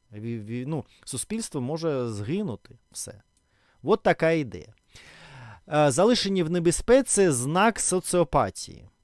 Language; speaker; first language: Ukrainian; non-native, local second language; Russian